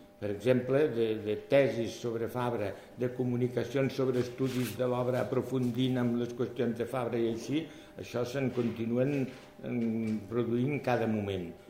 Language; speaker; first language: Catalan; native; Catalan